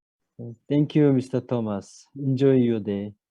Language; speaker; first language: English; non-native, learner; Korean